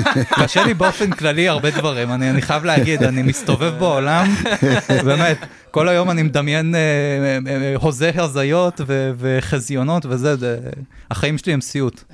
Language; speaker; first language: Hebrew; native; Hebrew